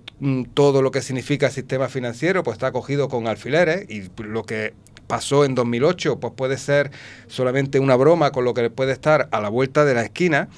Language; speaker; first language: Spanish; native; Spanish